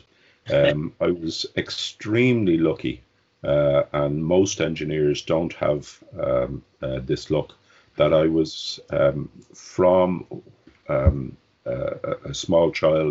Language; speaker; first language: English; native; English